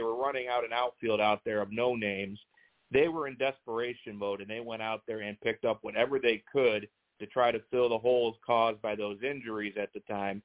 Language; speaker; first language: English; native; English